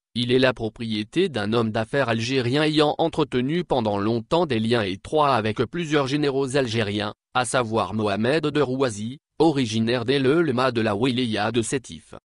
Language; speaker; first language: French; non-native, local second language; Arabic